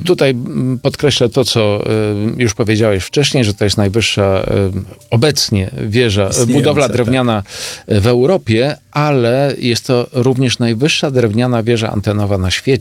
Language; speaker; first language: Polish; native; Polish